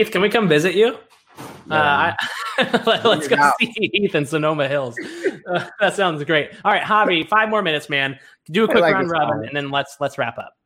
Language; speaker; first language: English; native; English